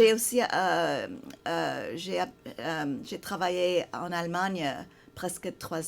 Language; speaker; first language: French; non-native, fluent; English